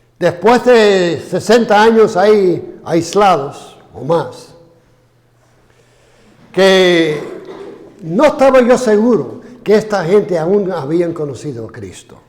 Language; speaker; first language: Spanish; non-native, fluent; English